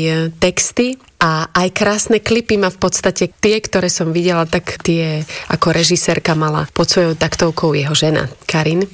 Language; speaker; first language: Slovak; native; Slovak